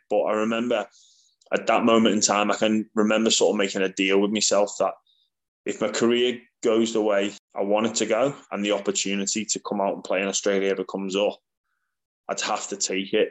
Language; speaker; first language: English; native; English